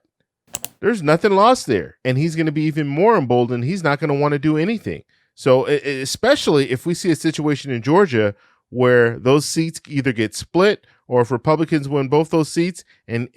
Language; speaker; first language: English; native; English